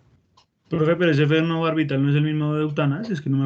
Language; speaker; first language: Spanish; native; Spanish